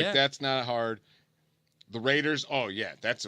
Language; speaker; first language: English; native; English